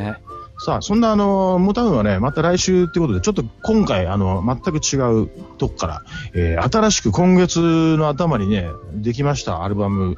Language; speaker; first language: Japanese; native; Japanese